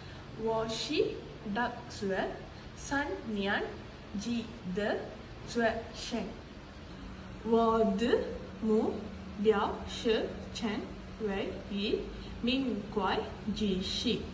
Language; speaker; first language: Chinese; non-native, learner; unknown